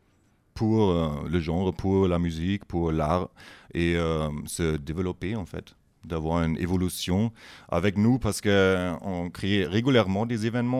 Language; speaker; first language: French; non-native, fluent; German